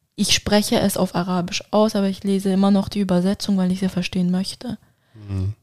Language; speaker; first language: German; non-native, fluent; Turkish